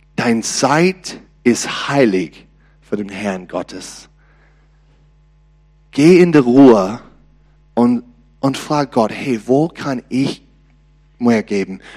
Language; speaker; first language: German; non-native, learner; English